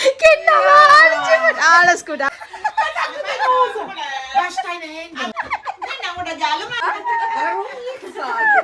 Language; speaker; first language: German; non-native, learner; Tamil